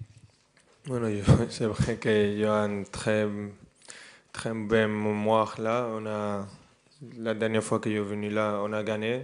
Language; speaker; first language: French; non-native, fluent; Spanish